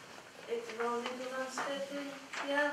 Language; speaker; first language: Dutch; non-native, learner; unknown